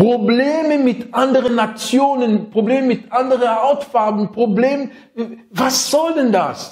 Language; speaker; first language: German; non-native, fluent; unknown